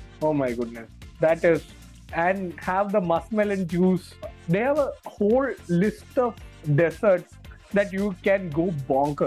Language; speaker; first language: English; non-native, local second language; Malayalam